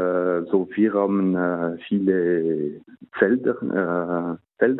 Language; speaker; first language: German; non-native, local second language; French